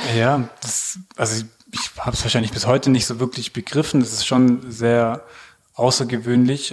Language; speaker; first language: German; native; German